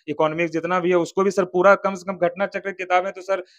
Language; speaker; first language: Hindi; native; Hindi